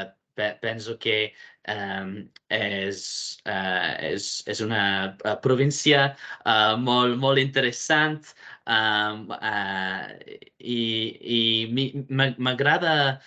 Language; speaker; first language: Catalan; non-native, learner; English